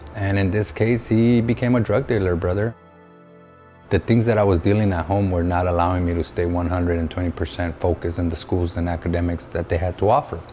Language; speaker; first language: English; native; English